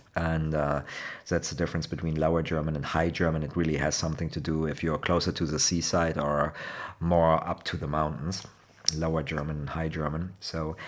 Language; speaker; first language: English; non-native, fluent; German